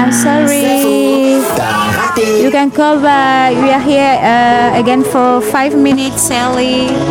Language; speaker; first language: English; non-native, local second language; French